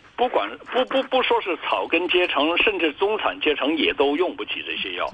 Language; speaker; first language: Chinese; non-native, local second language; Cantonese